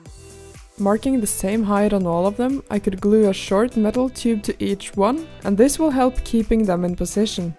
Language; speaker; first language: English; non-native, fluent; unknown